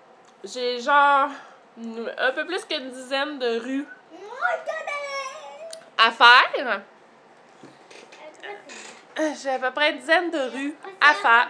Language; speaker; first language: French; native; French